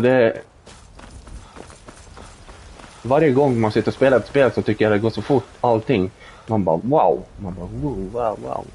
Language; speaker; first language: Swedish; native; Swedish